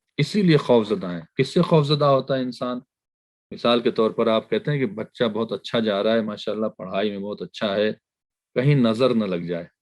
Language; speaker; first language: Urdu; native; Urdu